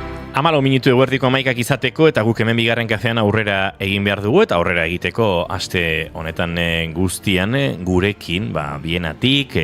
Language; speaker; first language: Basque; native; Basque